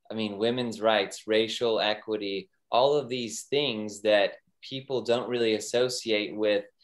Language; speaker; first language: English; native; English